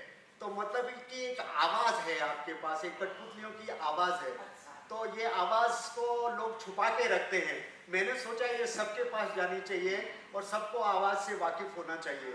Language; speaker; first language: Hindi; native; Hindi